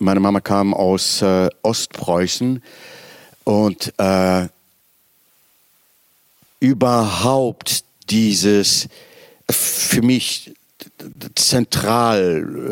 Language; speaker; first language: German; native; German